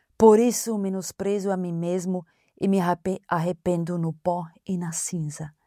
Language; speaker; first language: Portuguese; non-native, fluent; German